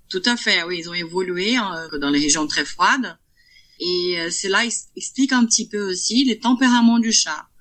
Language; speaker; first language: French; non-native, fluent; Portuguese